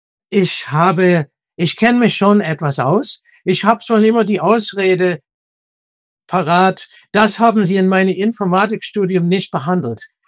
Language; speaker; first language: German; non-native, fluent; English